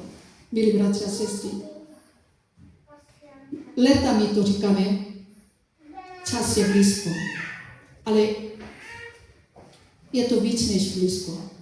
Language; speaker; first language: Czech; non-native, fluent; Korean